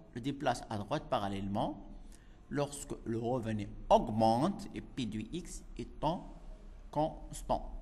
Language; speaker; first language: French; non-native, local second language; Arabic